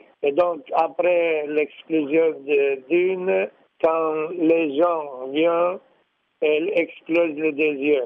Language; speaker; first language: French; non-native, learner; Arabic